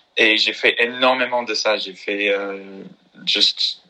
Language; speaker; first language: French; non-native, fluent; English